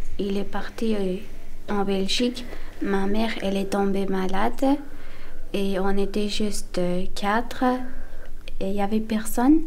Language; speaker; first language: French; non-native, learner; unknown